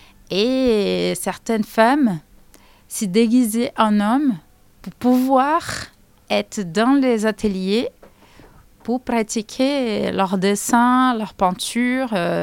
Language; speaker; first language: French; non-native, fluent; Portuguese